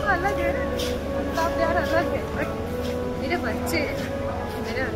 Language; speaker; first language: Hindi; non-native, local second language; Bangla